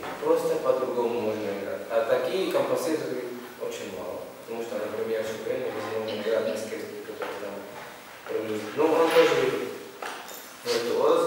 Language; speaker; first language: Russian; non-native, learner; Arabic